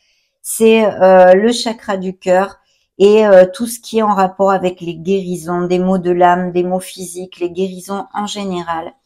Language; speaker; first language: French; native; French